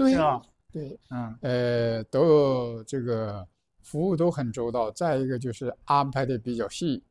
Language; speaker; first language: Chinese; native; Chinese